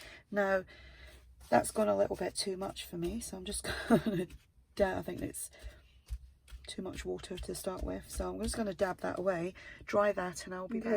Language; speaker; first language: English; native; English